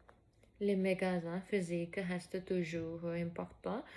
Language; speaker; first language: French; non-native, learner; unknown